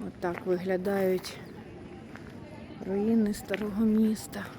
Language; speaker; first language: Ukrainian; native; Ukrainian